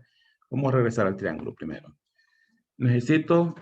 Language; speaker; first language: Spanish; native; Spanish